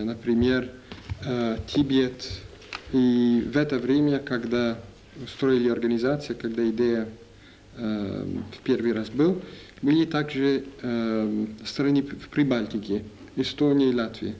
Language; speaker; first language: Russian; non-native, learner; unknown